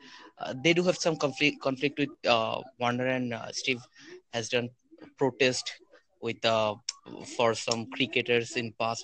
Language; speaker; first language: English; non-native, local second language; Bangla